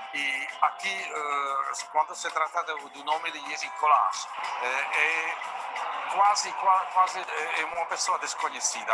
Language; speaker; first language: Portuguese; non-native, fluent; Czech